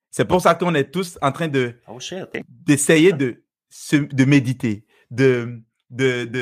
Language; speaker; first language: French; non-native, local second language; Fon